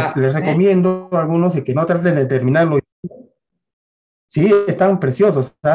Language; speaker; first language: Spanish; native; Spanish